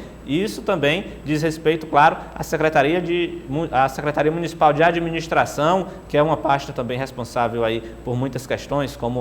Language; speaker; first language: Portuguese; native; Portuguese